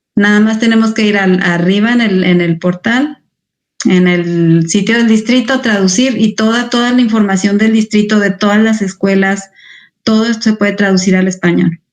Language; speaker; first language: Spanish; native; Spanish